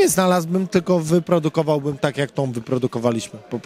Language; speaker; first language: Polish; native; Polish